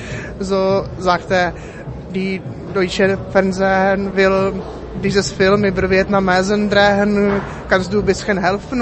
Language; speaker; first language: German; non-native, fluent; Czech